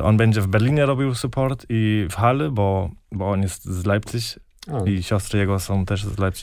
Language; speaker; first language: Polish; early bilingual, heritage; Polish